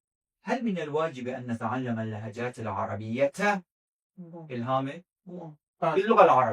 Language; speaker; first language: Arabic; non-native, fluent; Azerbaijani